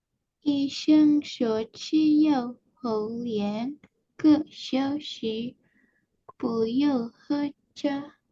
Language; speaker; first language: Chinese; non-native, learner; Indonesian